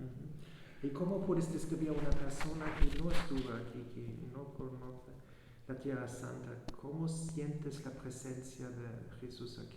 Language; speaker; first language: Spanish; non-native, fluent; German